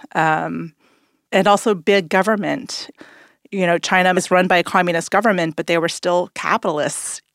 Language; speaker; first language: English; native; English